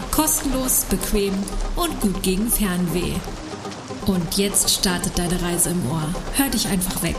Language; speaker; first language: German; native; German